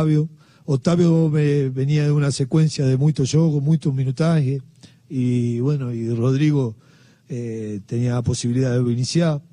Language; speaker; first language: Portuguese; non-native, learner; Spanish